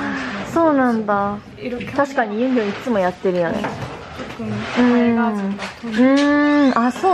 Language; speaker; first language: Japanese; native; Japanese